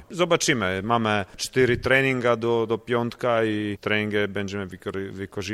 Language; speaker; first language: Polish; non-native, learner; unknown